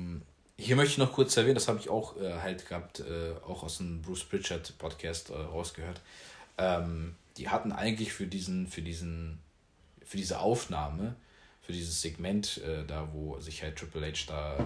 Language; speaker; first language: German; native; German